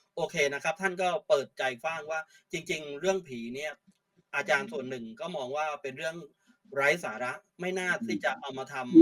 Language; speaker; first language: Thai; native; Thai